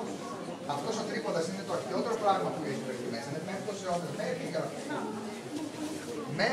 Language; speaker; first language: Greek; native; Greek